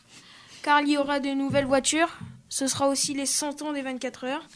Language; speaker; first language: French; native; French